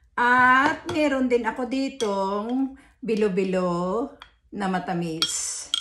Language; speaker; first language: Filipino; native; Filipino